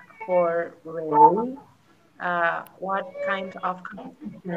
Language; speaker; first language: English; non-native, learner; Indonesian